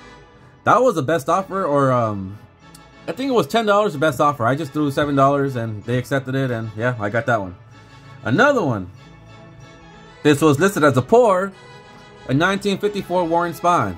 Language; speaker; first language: English; native; English